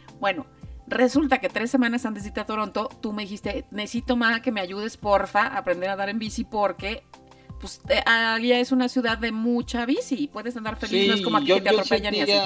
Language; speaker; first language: Spanish; native; Spanish